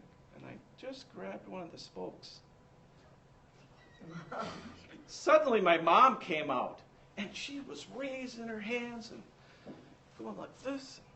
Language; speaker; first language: English; native; English